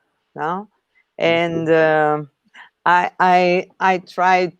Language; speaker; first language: English; non-native, learner; Portuguese